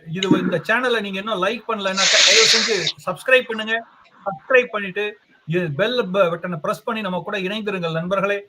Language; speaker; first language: Tamil; native; Tamil